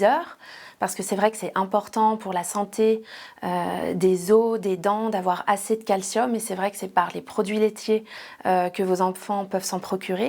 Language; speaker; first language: French; native; French